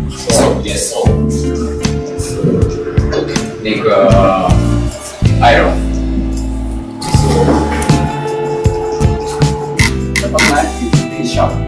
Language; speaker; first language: English; non-native, learner; Japanese